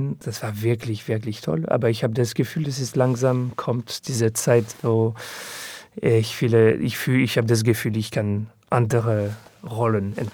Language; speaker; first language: German; non-native, learner; French